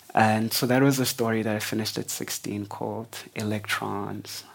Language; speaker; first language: English; non-native, local second language; Xhosa